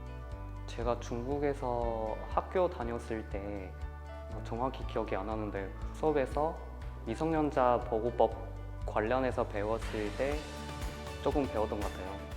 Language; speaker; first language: Korean; non-native, fluent; Chinese